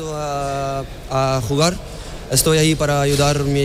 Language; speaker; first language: Spanish; non-native, learner; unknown